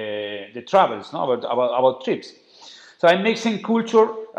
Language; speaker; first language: English; non-native, fluent; Spanish